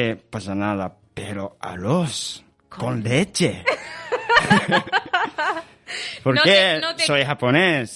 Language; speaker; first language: Spanish; non-native, learner; Japanese